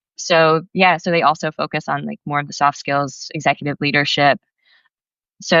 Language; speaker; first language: English; native; English